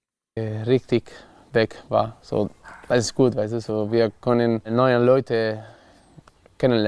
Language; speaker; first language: German; non-native, learner; Spanish